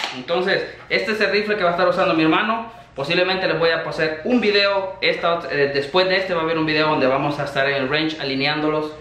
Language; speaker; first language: Spanish; native; Spanish